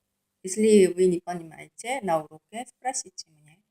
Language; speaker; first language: Russian; non-native, learner; Korean